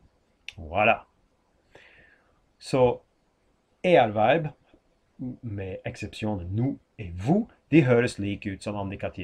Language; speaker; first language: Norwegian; non-native, fluent; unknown